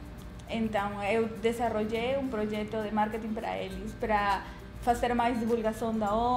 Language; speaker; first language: Portuguese; non-native, learner; Spanish